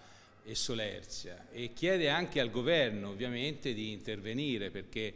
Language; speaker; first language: Italian; native; Italian